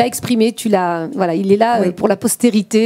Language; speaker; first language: French; native; French